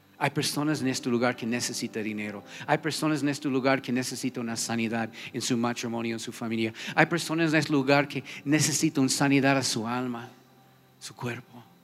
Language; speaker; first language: Spanish; non-native, fluent; English